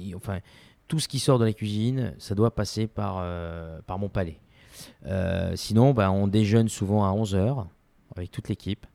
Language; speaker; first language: French; non-native, local second language; Arabic